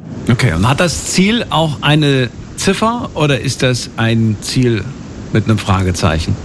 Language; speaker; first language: German; native; German